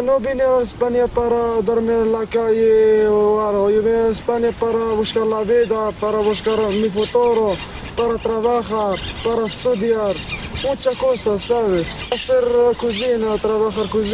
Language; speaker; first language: Spanish; non-native, learner; Arabic